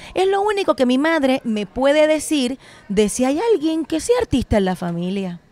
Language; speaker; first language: Spanish; native; Spanish